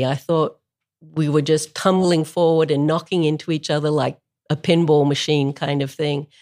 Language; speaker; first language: English; native; English